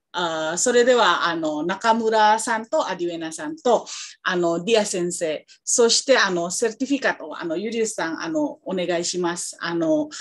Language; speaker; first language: Japanese; non-native, fluent; Indonesian